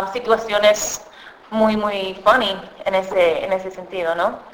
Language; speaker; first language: Spanish; early bilingual, other home language; English